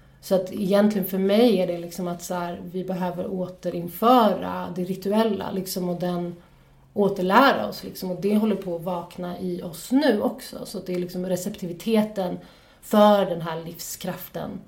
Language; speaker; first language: Swedish; native; Swedish